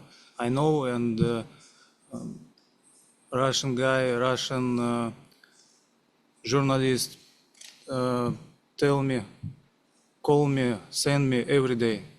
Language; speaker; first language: English; non-native, learner; Russian